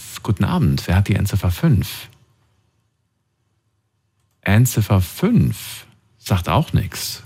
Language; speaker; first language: German; native; German